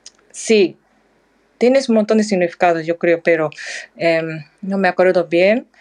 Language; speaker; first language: Spanish; non-native, fluent; Japanese